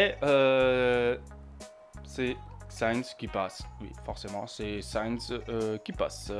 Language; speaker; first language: French; native; French